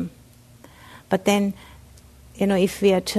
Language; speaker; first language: English; non-native, fluent; German